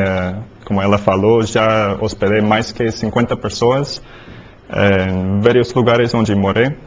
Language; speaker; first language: Portuguese; non-native, learner; English